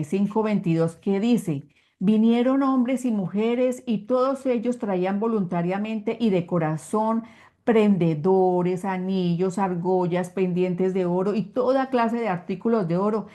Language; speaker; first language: Spanish; native; Spanish